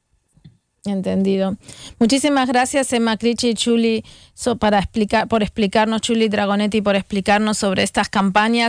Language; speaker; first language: Spanish; native; Spanish